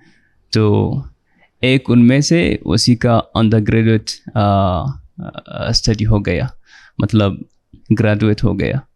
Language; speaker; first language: Hindi; non-native, fluent; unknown